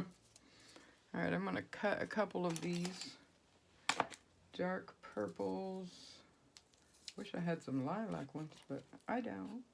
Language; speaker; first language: English; native; English